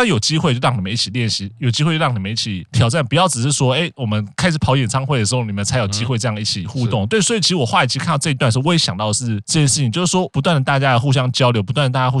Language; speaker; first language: Chinese; native; Chinese